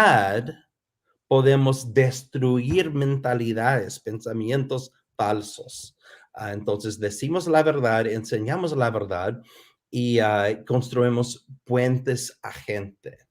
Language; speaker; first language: Spanish; non-native, fluent; English